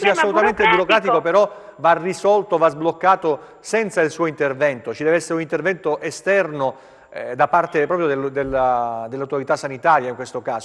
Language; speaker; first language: Italian; native; Italian